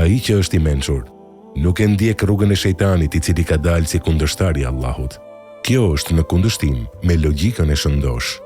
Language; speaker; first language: Albanian; native; Albanian